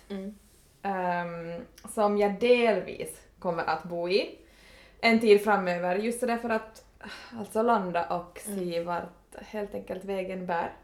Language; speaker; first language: Swedish; native; Swedish